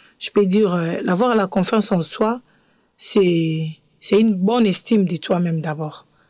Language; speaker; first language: French; non-native, local second language; Lingala